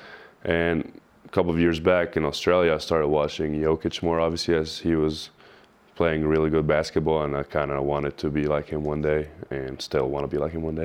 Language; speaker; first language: English; non-native, fluent; Arabic